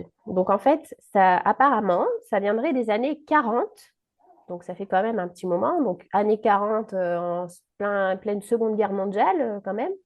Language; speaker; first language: French; native; French